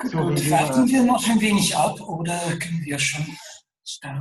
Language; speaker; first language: German; non-native, fluent; Russian